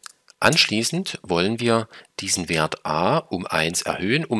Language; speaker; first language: German; native; German